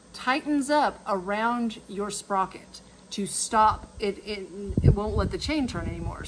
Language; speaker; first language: English; native; English